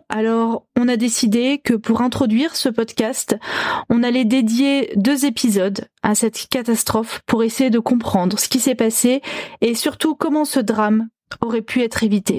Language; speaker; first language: French; native; French